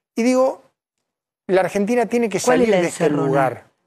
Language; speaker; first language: Spanish; native; Spanish